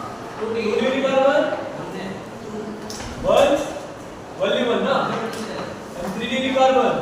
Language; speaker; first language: English; non-native, local second language; Hindi